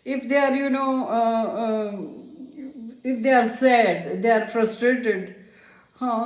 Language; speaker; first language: English; non-native, local second language; Gujarati